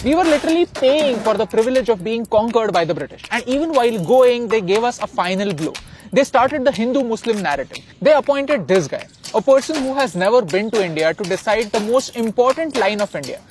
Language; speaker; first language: English; non-native, local second language; Hindi